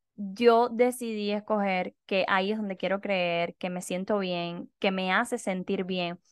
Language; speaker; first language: Spanish; native; Spanish